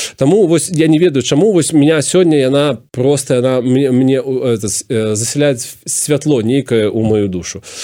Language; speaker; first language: Belarusian; non-native, local second language; Russian